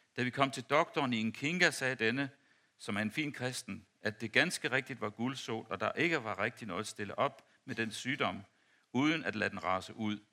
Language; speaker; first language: Danish; native; Danish